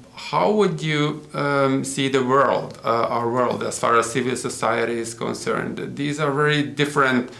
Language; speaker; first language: English; non-native, fluent; Hungarian